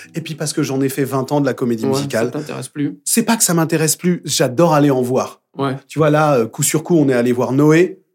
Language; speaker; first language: French; native; French